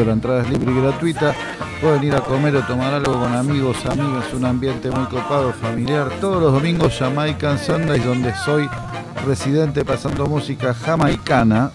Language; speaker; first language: Spanish; native; Spanish